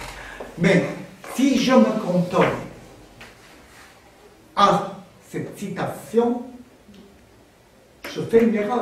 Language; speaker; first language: French; non-native, fluent; Armenian